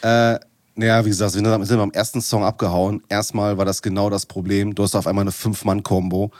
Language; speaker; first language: German; native; German